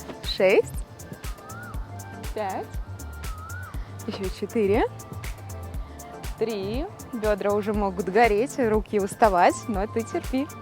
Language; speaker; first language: Russian; native; Russian